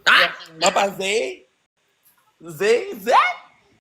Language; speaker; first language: Filipino; native; Filipino